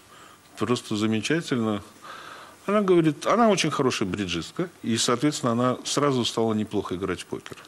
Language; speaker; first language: Russian; native; Russian